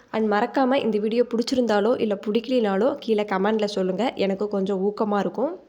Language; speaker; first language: Tamil; native; Tamil